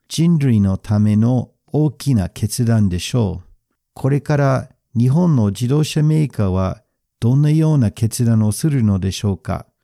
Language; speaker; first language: Japanese; non-native, fluent; English